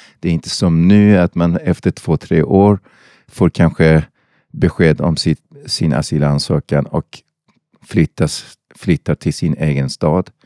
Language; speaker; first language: Swedish; non-native, fluent; Persian